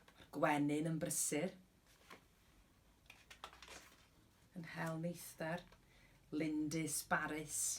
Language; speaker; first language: Welsh; native; Welsh